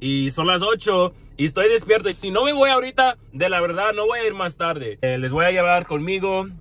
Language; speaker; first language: Spanish; early bilingual, heritage; Spanish